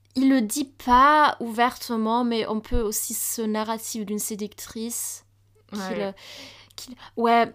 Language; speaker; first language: French; non-native, fluent; German